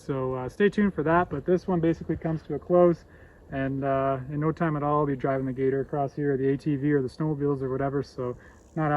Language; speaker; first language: English; native; English